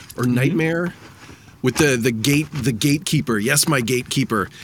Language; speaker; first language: English; native; English